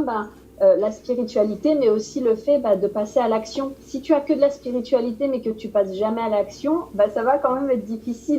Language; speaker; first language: French; native; French